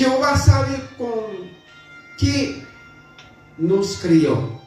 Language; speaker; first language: Spanish; non-native, fluent; Haitian Creole